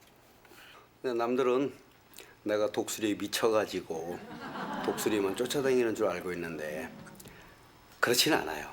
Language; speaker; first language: Korean; native; Korean